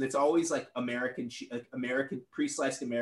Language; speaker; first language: English; native; English